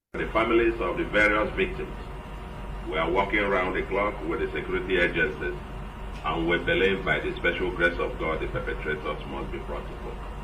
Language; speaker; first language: English; non-native, local second language; Igbo